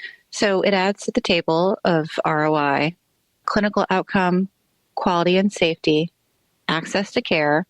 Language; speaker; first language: English; native; English